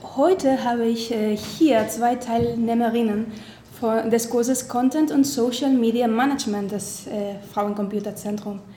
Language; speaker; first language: German; non-native, fluent; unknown